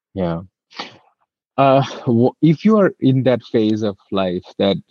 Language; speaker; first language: English; non-native, local second language; Hindi